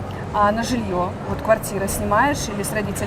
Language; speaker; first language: Russian; native; Russian